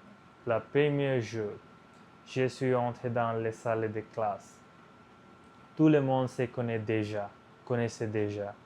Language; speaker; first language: French; non-native, learner; Punjabi